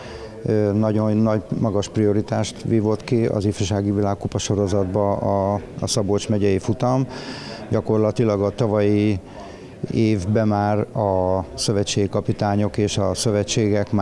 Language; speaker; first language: Hungarian; native; Hungarian